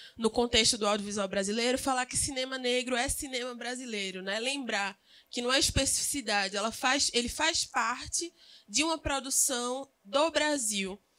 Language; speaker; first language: Portuguese; native; Portuguese